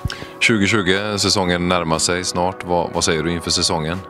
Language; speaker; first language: Swedish; native; Swedish